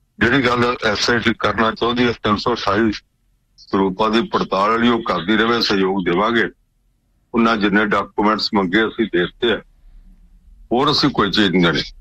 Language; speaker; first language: Punjabi; native; Punjabi